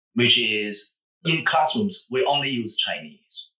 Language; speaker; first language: English; non-native, fluent; Chinese